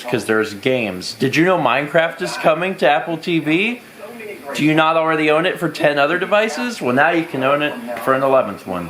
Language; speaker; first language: English; native; English